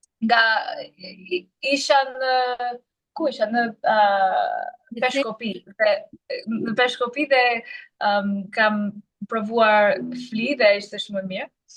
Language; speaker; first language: Albanian; non-native, learner; English